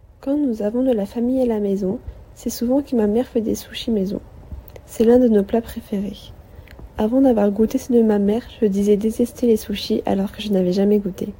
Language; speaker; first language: French; native; French